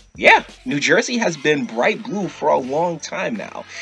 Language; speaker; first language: English; native; English